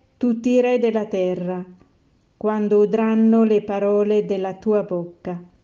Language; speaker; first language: Italian; non-native, learner; Spanish